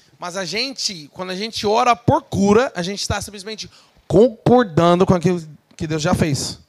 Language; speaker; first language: Portuguese; non-native, fluent; English